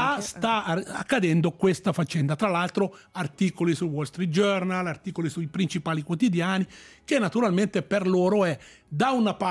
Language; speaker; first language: Italian; native; Italian